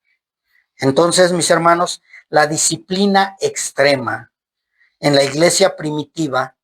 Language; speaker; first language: Spanish; native; Spanish